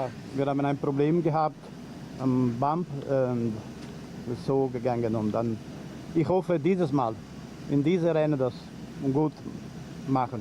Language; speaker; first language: German; non-native, learner; Italian